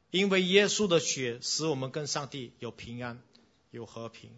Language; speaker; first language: Chinese; non-native, fluent; English